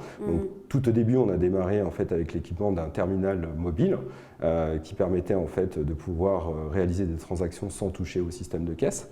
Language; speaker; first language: French; native; French